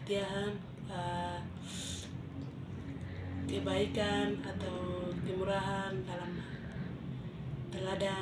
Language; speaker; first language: Indonesian; non-native, local second language; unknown